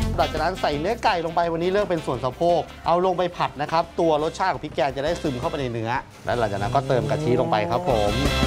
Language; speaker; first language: Thai; native; Thai